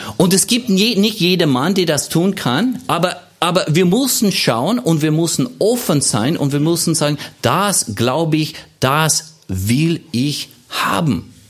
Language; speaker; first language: German; non-native, fluent; English